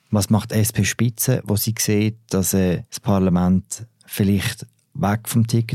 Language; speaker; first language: German; native; German